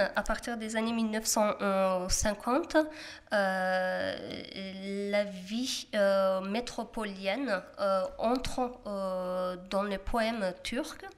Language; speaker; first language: French; non-native, fluent; Kurdish